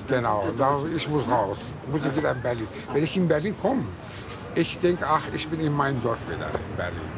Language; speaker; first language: German; non-native, fluent; Turkish